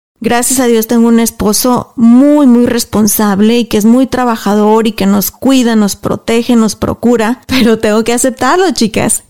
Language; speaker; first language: Spanish; native; Spanish